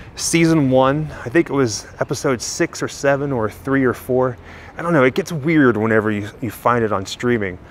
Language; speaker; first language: English; native; English